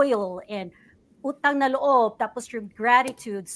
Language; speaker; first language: English; non-native, local second language; Cebuano